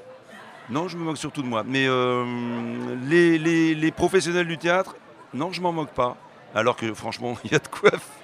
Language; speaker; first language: French; native; French